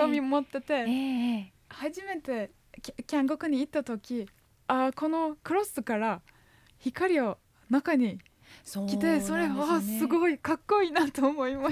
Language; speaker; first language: Japanese; non-native, fluent; Turkish